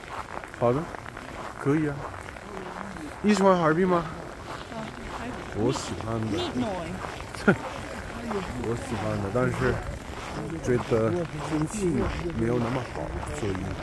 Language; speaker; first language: Chinese; non-native, learner; English